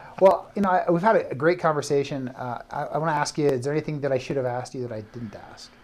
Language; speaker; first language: English; native; English